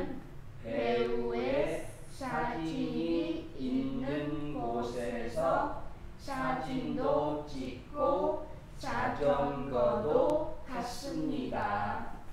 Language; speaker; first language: Korean; non-native, fluent; Vietnamese